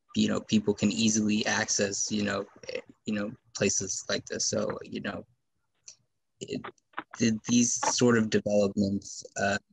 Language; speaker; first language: English; native; English